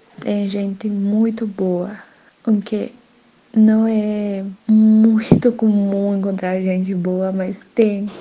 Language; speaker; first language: Portuguese; non-native, learner; Spanish